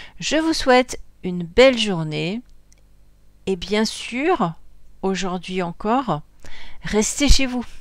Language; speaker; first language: French; native; French